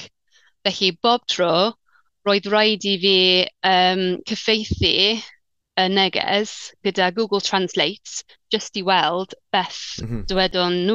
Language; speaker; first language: Welsh; non-native, learner; English